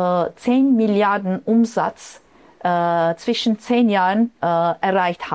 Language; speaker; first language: German; non-native, fluent; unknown